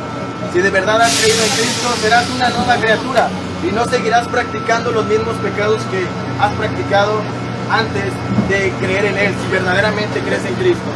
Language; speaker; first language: Spanish; native; Spanish